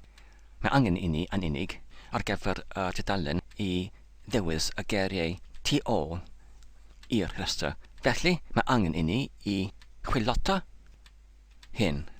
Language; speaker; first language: Welsh; non-native, learner; English